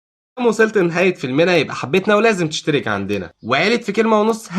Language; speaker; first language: Arabic; native; Arabic